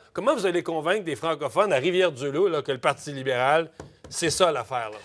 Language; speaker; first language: French; native; French